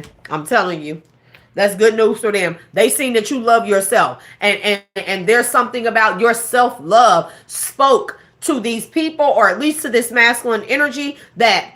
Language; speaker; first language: English; native; English